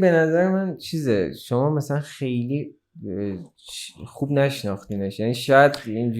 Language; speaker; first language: Persian; native; Persian